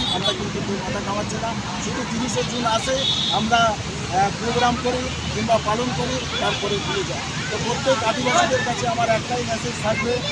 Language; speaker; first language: Bangla; non-native, local second language; Santali